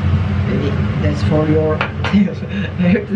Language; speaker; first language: English; non-native, learner; Turkish